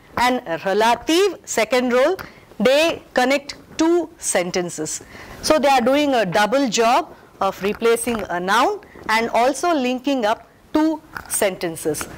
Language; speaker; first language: English; non-native, local second language; Telugu